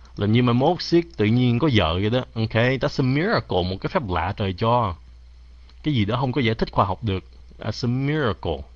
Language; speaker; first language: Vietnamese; early bilingual, heritage; Vietnamese